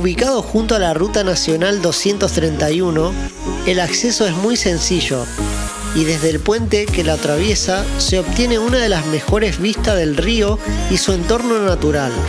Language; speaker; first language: Spanish; native; Spanish